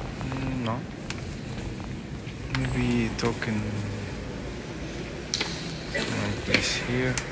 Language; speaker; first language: English; non-native, learner; Arabic